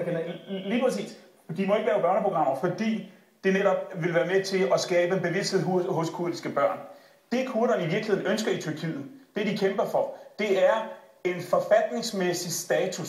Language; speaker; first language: Danish; early bilingual, other home language; Kurdish